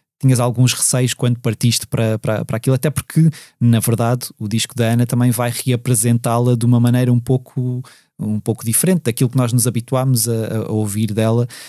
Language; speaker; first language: Portuguese; native; Portuguese